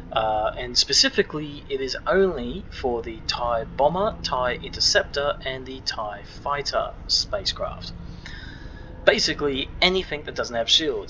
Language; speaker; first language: English; native; English